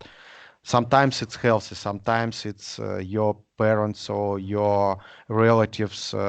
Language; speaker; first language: English; non-native, learner; Russian